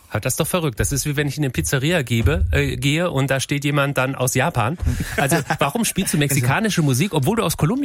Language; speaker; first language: German; native; German